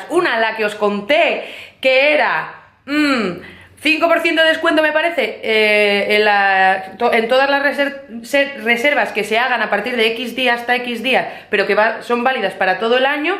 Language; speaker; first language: Spanish; native; Spanish